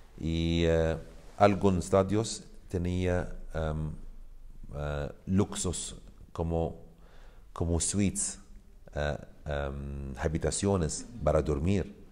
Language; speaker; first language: Spanish; non-native, learner; Arabic